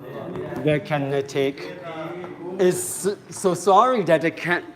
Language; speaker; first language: English; non-native, fluent; Thai